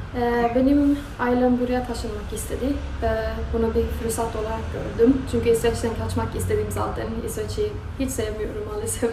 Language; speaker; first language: Turkish; non-native, fluent; Swedish